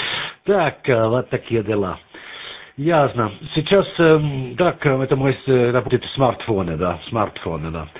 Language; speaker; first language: Russian; non-native, learner; German